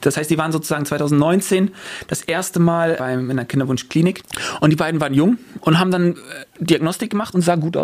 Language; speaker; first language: German; native; German